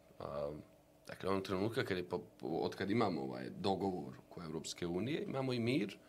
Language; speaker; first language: Bosnian; native; Bosnian